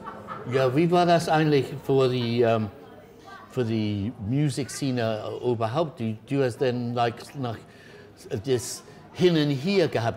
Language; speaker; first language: German; non-native, learner; English